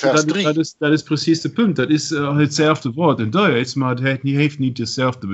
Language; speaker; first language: Dutch; non-native, learner; German